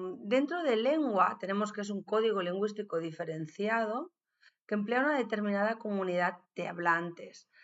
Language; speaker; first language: Spanish; native; Spanish